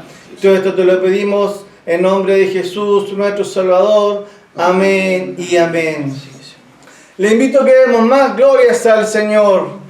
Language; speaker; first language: Spanish; native; Spanish